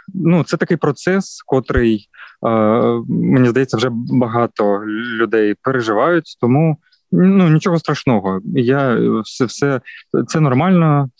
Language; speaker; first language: Ukrainian; non-native, local second language; Russian